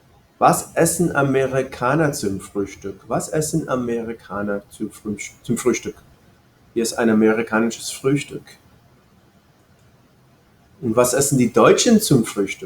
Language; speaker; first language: German; non-native, fluent; English